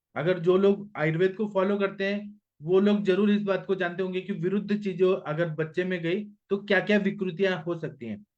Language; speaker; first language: Hindi; non-native, local second language; Marathi